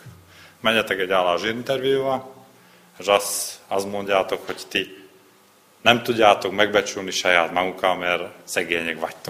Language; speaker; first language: Hungarian; non-native, learner; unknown